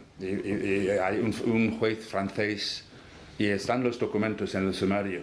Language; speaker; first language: Spanish; non-native, fluent; English